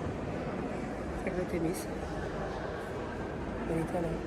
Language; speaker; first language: Portuguese; native; Portuguese